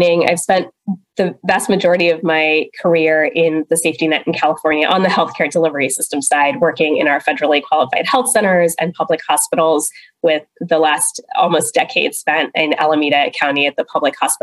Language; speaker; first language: English; native; English